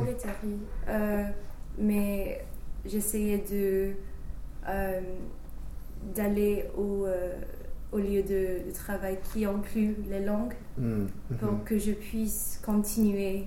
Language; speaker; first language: French; non-native, fluent; English